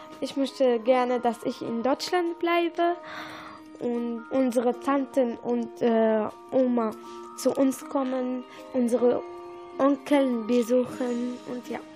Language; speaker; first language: German; non-native, learner; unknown